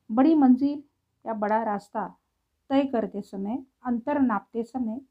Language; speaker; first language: Hindi; non-native, local second language; Marathi